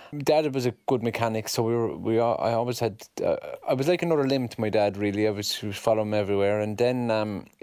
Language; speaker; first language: English; native; English